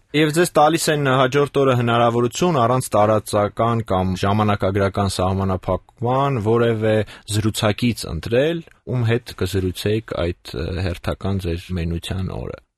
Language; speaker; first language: Armenian; native; Armenian